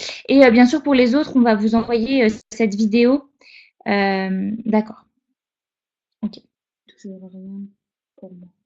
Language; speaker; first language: French; native; French